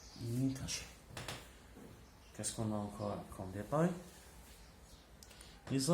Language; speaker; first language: French; non-native, local second language; Arabic